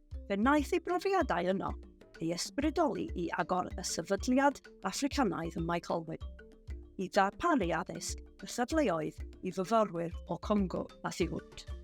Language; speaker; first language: Welsh; native; Welsh